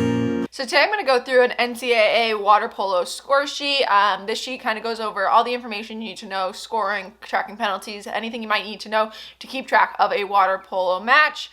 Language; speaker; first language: English; native; English